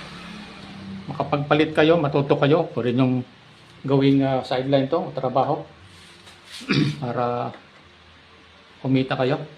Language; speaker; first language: Filipino; native; Filipino